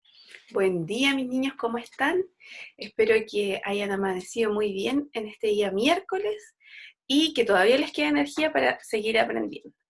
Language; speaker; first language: Spanish; native; Spanish